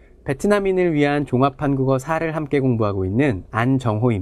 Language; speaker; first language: Korean; native; Korean